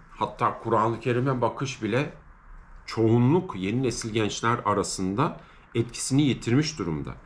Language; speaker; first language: Turkish; native; Turkish